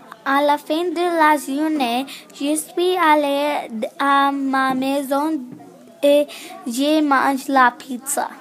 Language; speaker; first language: French; non-native, learner; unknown